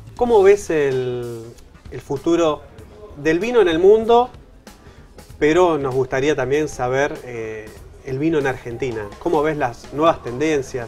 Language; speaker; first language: Spanish; native; Spanish